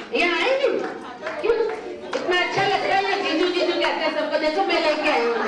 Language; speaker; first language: Hindi; native; Hindi